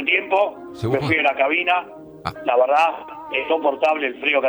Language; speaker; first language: Spanish; native; Spanish